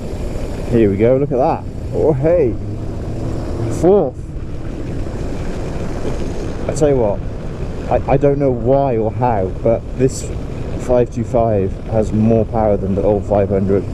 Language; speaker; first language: English; native; English